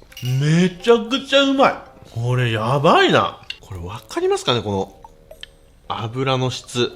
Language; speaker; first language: Japanese; native; Japanese